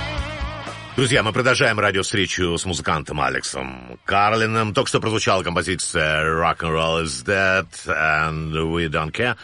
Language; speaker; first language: Russian; native; Russian